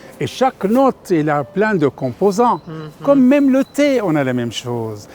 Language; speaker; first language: French; non-native, fluent; Arabic